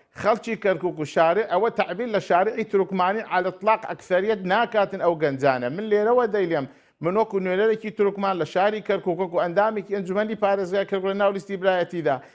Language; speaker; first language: Central Kurdish; non-native, local second language; Turkish